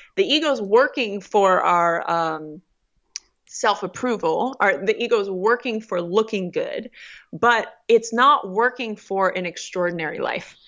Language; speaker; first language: English; native; English